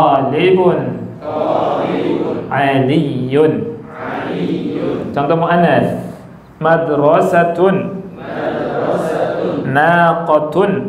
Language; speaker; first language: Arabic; non-native, fluent; Indonesian